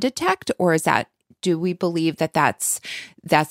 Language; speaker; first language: English; native; English